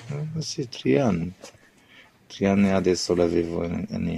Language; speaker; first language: Italian; non-native, learner; Arabic